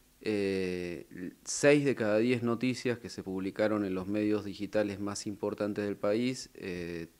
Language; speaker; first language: Spanish; native; Spanish